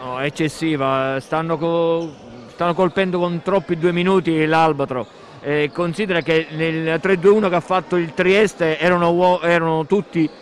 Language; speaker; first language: Italian; native; Italian